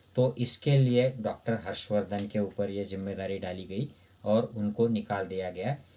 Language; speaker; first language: Hindi; non-native, local second language; Marathi